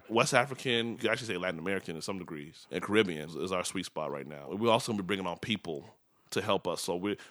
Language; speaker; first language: English; early bilingual, other home language; Yoruba